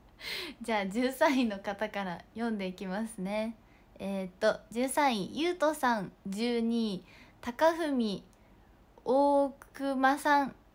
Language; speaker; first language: Japanese; native; Japanese